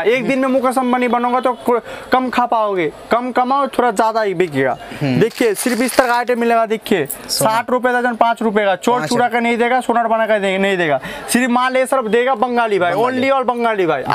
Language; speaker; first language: Hindi; non-native, local second language; Bangla